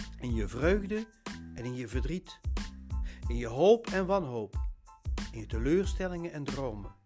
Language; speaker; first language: Dutch; native; Dutch